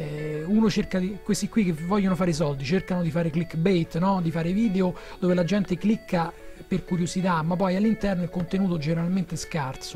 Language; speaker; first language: Italian; native; Italian